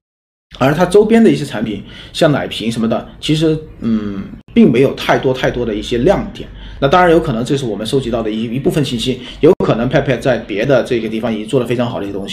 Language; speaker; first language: Chinese; native; Chinese